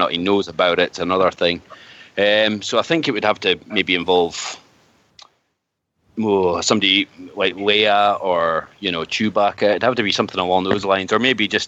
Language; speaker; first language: English; native; English